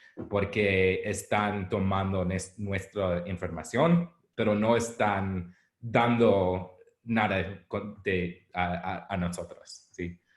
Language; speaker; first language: Spanish; non-native, learner; English